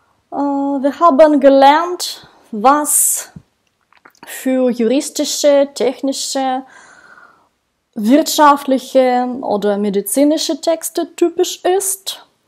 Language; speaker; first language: German; non-native, fluent; Russian